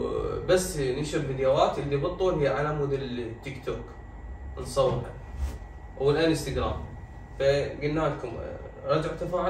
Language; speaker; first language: Arabic; native; Arabic